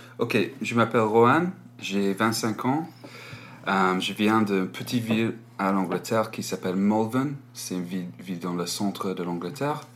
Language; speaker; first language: French; non-native, learner; English